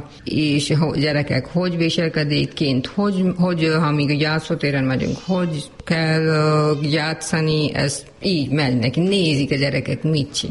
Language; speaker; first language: Hungarian; non-native, learner; Urdu